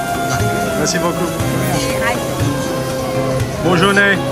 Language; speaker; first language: French; non-native, learner; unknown